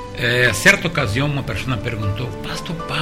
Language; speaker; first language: Spanish; non-native, fluent; Portuguese